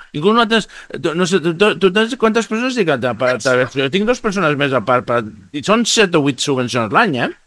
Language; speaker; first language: Catalan; non-native, fluent; Spanish